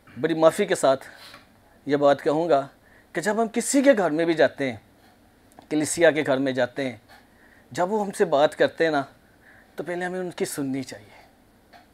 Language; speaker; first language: Urdu; non-native, local second language; Punjabi